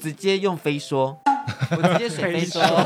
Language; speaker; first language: Chinese; native; Chinese